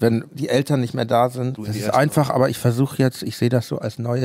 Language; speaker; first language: German; native; German